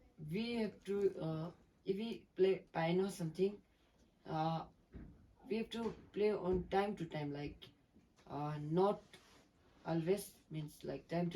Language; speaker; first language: English; non-native, learner; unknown